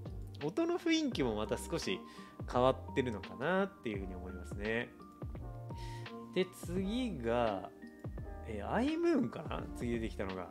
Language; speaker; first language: Japanese; native; Japanese